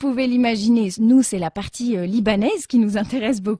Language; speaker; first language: French; non-native, local second language; Arabic